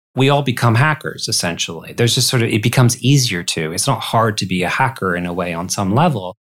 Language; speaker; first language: English; native; English